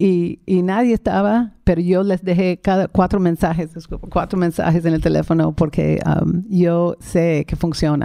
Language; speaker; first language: Spanish; non-native, fluent; English